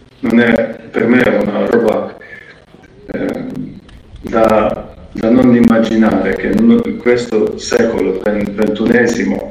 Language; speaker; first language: Italian; non-native, fluent; Ukrainian